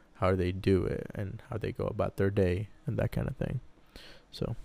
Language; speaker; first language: English; early bilingual, other home language; Arabic